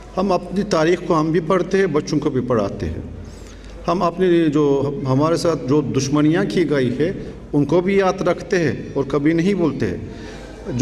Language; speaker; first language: Urdu; non-native, fluent; Turkish